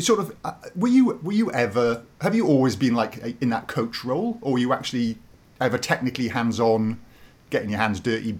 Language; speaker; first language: English; native; English